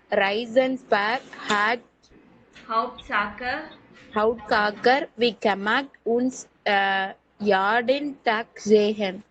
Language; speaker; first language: German; non-native, learner; Tamil